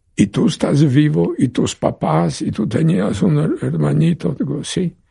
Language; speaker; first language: Spanish; non-native, fluent; Polish